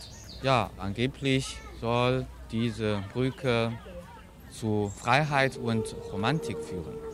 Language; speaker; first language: German; non-native, fluent; Chinese